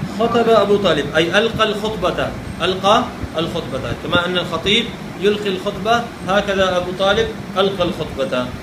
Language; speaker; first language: Arabic; non-native, fluent; Urdu